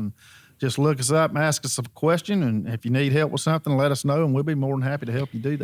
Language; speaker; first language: English; native; English